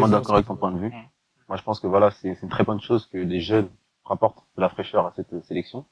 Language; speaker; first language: French; native; French